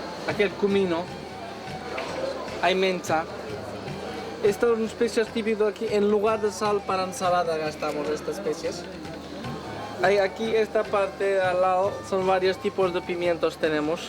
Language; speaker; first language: Spanish; non-native, learner; Turkish